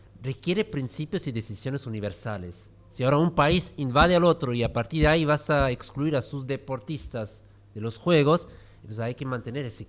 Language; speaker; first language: Spanish; non-native, fluent; German